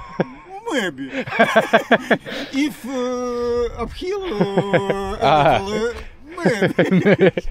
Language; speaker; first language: English; non-native, learner; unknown